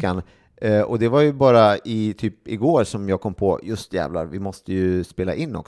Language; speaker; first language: Swedish; native; Swedish